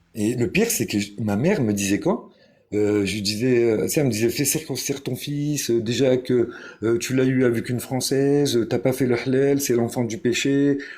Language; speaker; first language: French; early bilingual, other home language; Arabic